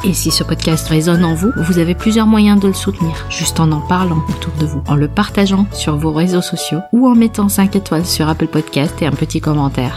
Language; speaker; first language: French; native; French